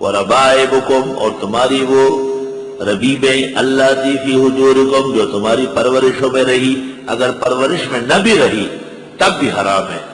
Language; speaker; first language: Urdu; non-native, local second language; Pashto